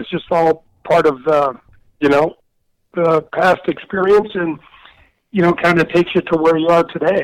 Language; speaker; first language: English; native; English